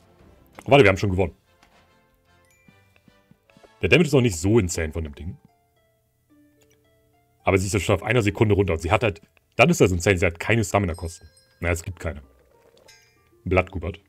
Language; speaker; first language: German; native; German